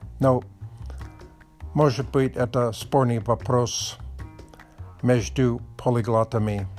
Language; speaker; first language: Russian; non-native, learner; English